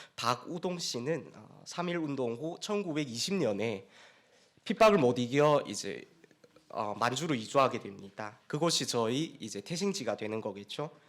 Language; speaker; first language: Korean; native; Korean